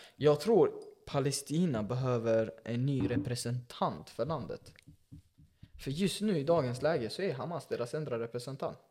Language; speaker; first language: Swedish; early bilingual, other home language; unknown